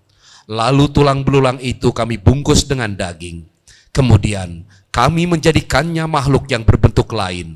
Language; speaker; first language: Indonesian; native; Indonesian